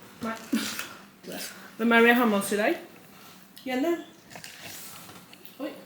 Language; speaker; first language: Norwegian; native; Norwegian